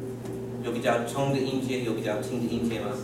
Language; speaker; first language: Chinese; non-native, fluent; English